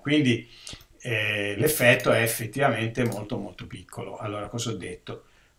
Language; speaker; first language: Italian; native; Italian